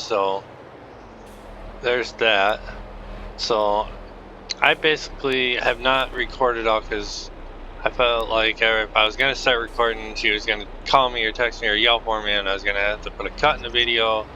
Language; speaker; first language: English; native; English